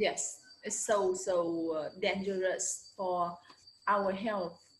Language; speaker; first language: English; non-native, learner; Vietnamese